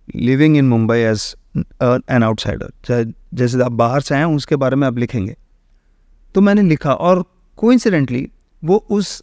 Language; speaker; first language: Hindi; native; Hindi